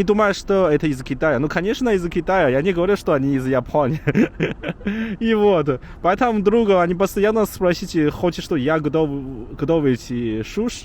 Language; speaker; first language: Russian; non-native, learner; Chinese